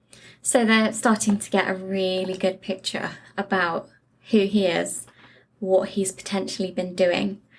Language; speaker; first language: English; native; English